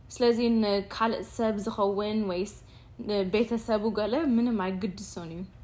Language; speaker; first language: Tigrinya; early bilingual, heritage; Tigrinya